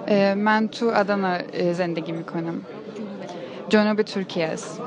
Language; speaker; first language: Persian; non-native, learner; Turkish